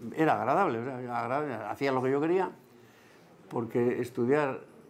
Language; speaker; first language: Spanish; native; Spanish